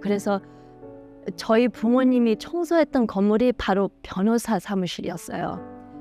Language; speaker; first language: Korean; early bilingual, heritage; Korean